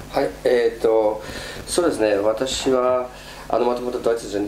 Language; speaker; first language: Japanese; non-native, fluent; German